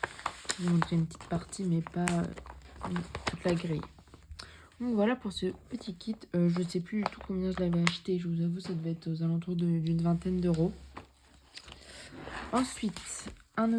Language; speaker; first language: French; native; French